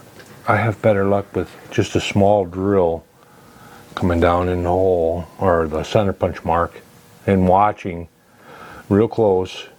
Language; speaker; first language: English; native; English